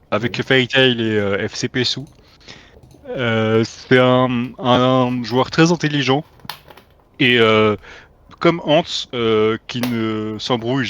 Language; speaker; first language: French; native; French